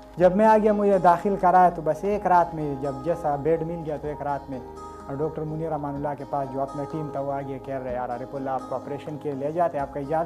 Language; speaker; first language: Hindi; non-native, local second language; Pashto